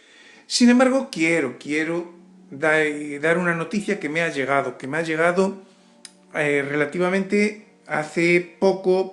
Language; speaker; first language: Spanish; native; Spanish